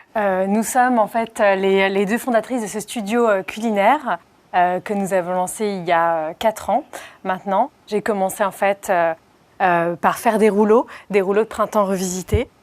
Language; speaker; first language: French; native; French